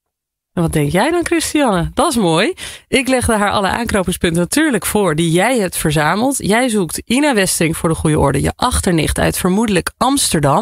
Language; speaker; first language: Dutch; native; Dutch